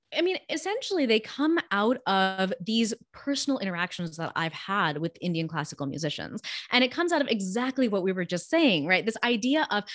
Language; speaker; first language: English; early bilingual, other home language; Gujarati